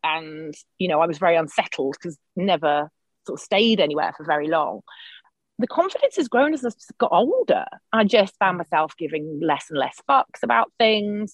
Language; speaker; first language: English; native; English